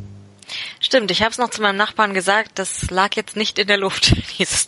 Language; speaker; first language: German; native; German